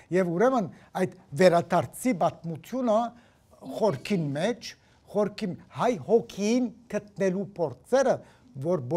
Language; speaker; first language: Armenian; early bilingual, heritage; Armenian